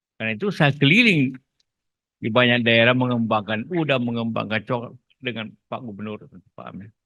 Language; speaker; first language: Indonesian; non-native, local second language; Buginese